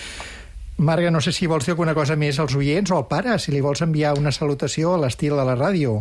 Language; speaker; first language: Catalan; native; Catalan